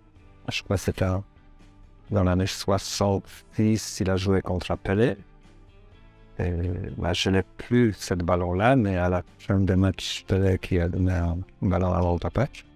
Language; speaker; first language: French; non-native, learner; Polish